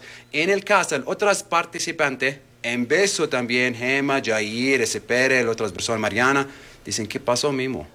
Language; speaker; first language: Spanish; non-native, learner; Arabic